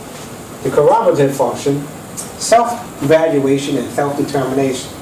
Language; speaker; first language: English; native; English